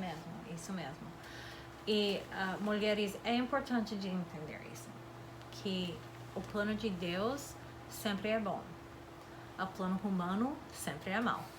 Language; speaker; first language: Portuguese; non-native, fluent; English